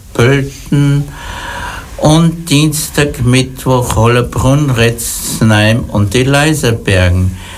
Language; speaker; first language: German; native; German